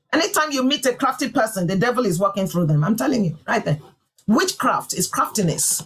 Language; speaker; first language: English; non-native, local second language; Yoruba